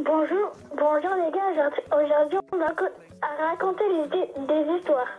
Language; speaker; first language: French; early bilingual, other home language; Turkish